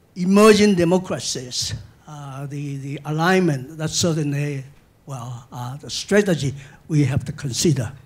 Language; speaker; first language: English; non-native, fluent; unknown